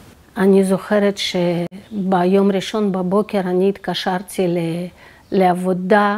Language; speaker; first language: Hebrew; non-native, fluent; Russian